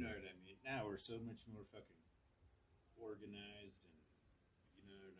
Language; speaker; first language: English; native; English